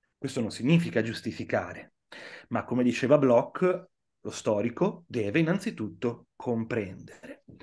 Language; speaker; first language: Italian; native; Italian